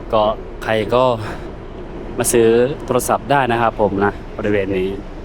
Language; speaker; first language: Thai; native; Thai